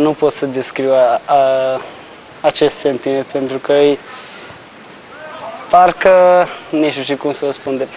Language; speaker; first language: Romanian; non-native, local second language; Hungarian